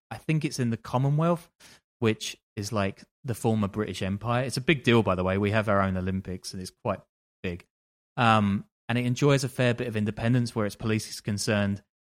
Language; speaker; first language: English; native; English